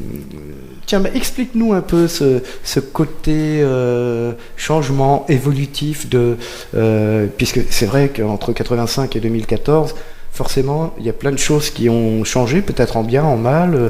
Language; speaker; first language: French; native; French